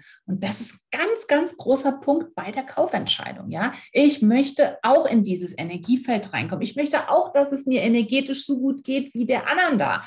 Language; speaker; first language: German; native; German